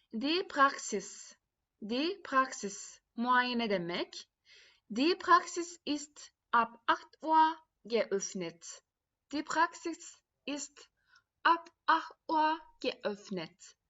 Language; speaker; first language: German; non-native, fluent; Turkish